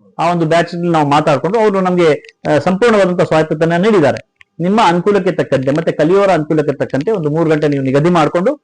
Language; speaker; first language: Kannada; non-native, local second language; Urdu